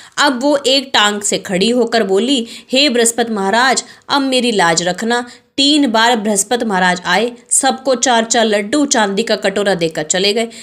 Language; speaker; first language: Hindi; native; Hindi